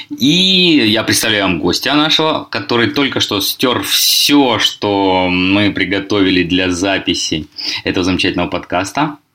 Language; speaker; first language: Russian; native; Russian